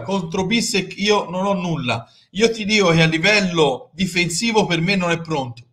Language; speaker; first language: Italian; native; Italian